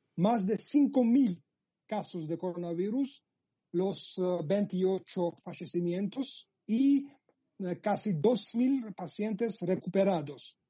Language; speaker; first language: Spanish; non-native, fluent; Georgian